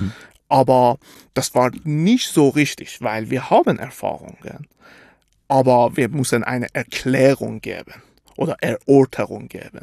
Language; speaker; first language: German; non-native, fluent; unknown